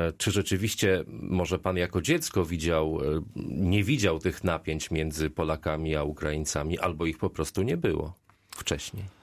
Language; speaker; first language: Polish; native; Polish